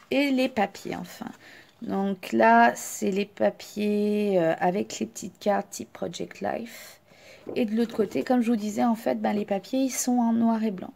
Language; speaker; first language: French; native; French